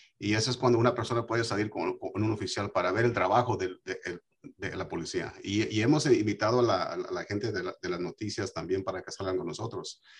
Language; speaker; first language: Spanish; early bilingual, heritage; Spanish